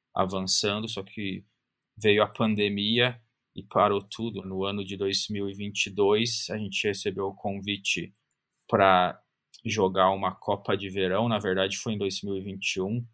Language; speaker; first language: Portuguese; native; Portuguese